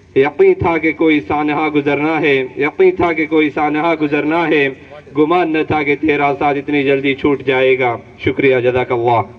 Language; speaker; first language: Urdu; non-native, local second language; Konkani